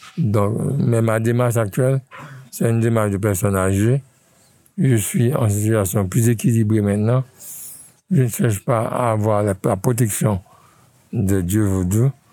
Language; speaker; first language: French; non-native, local second language; Haitian Creole